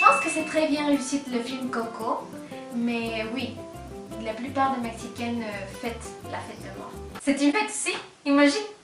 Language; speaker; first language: French; non-native, fluent; Spanish